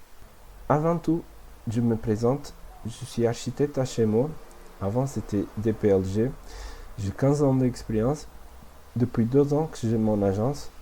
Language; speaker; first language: French; non-native, fluent; Portuguese